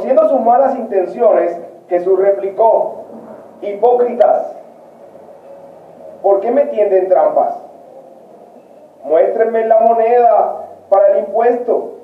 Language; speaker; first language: Spanish; native; Spanish